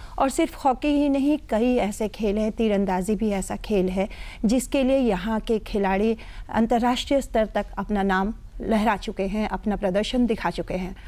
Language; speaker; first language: Hindi; native; Hindi